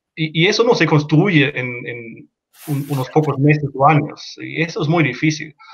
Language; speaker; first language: Spanish; non-native, fluent; German